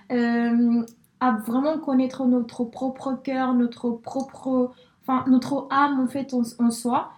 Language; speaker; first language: French; early bilingual, other home language; Spanish